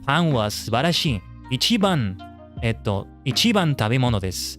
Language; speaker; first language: Japanese; non-native, learner; English